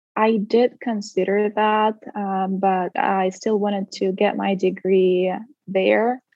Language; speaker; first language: English; non-native, fluent; Russian